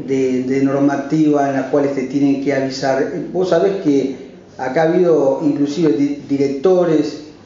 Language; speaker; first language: Spanish; native; Spanish